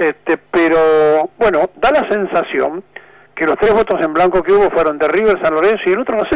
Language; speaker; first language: Spanish; native; Spanish